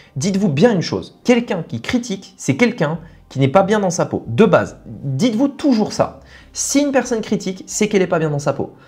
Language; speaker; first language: French; native; French